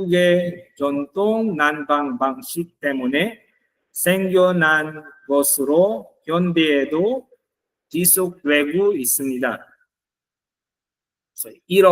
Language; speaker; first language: Korean; non-native, learner; Filipino